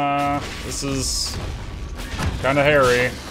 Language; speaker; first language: English; native; English